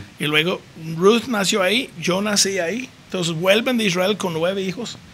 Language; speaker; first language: Spanish; non-native, fluent; English